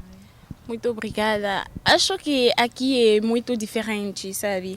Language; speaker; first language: Portuguese; non-native, fluent; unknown